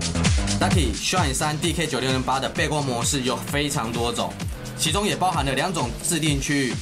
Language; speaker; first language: Chinese; native; Chinese